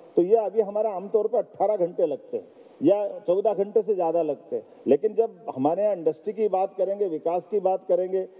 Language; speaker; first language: Hindi; native; Hindi